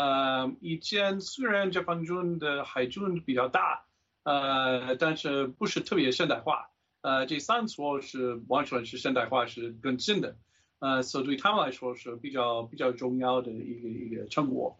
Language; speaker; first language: Chinese; non-native, fluent; English